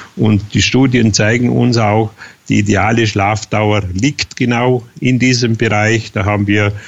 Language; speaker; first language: German; native; German